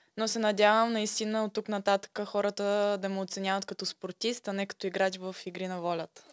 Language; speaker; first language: Bulgarian; early bilingual, other home language; Russian